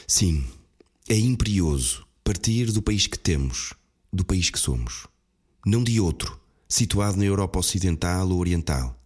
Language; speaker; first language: Portuguese; native; Portuguese